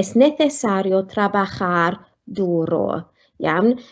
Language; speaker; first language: Spanish; non-native, fluent; Welsh